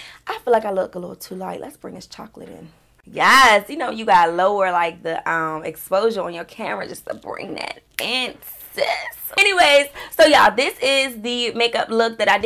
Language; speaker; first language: English; native; English